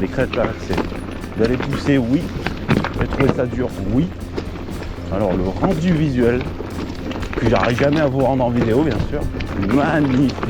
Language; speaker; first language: French; native; French